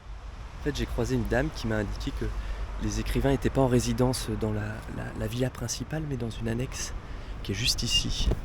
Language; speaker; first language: French; native; French